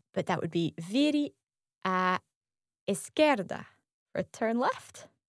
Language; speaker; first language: English; native; English